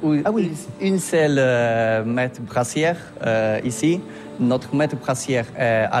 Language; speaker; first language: French; non-native, learner; Polish